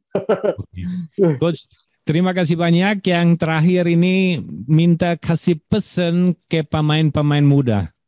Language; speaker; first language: Indonesian; non-native, fluent; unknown